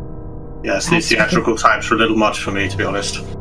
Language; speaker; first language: English; native; English